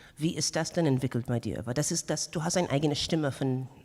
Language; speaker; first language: German; non-native, learner; English